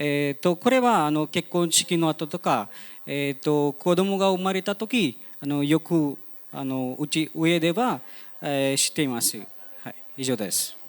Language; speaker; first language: Japanese; non-native, fluent; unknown